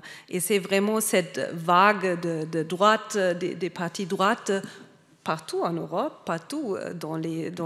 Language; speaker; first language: French; non-native, fluent; German